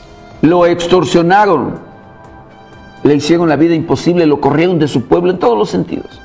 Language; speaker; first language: Spanish; native; Spanish